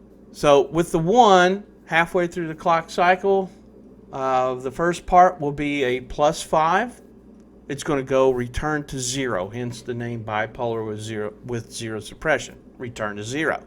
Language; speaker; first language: English; native; English